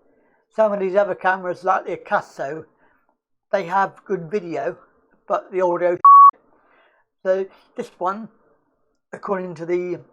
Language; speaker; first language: English; native; English